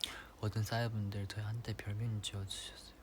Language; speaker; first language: Korean; non-native, fluent; Chinese